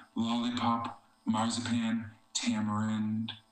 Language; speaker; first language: English; native; English